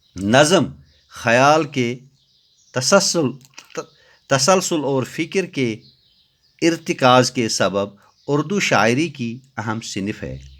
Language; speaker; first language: Urdu; native; Urdu